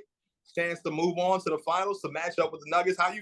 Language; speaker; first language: English; native; English